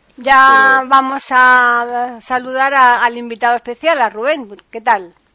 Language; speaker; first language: Spanish; native; Spanish